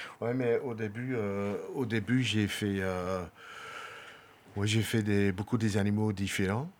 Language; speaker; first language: French; non-native, local second language; Dutch